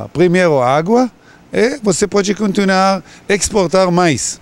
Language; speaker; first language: Portuguese; non-native, learner; Hebrew